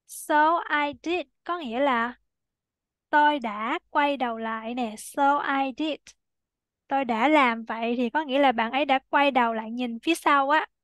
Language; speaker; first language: Vietnamese; native; Vietnamese